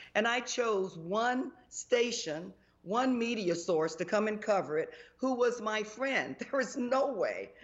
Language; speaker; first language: English; native; English